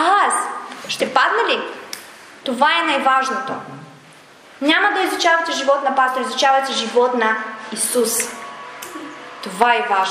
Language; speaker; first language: Bulgarian; non-native, learner; Russian